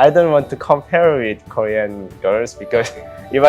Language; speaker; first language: English; non-native, learner; Korean